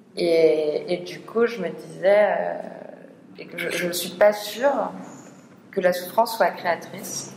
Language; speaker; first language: French; native; French